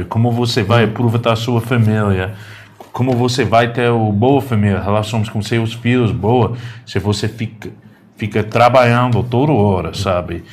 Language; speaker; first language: Portuguese; non-native, learner; English